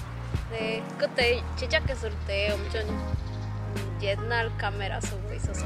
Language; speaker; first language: Korean; non-native, learner; Spanish